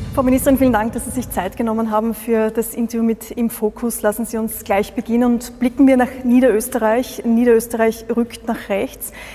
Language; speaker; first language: German; native; German